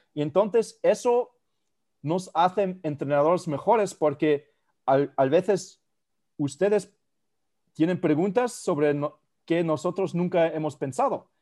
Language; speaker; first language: Spanish; non-native, fluent; German